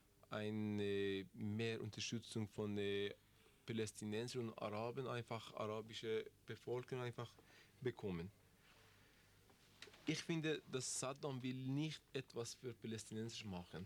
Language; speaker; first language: German; non-native, learner; Persian